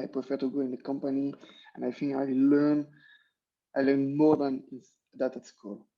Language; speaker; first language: English; non-native, learner; French